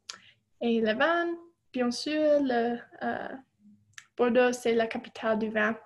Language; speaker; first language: French; non-native, fluent; English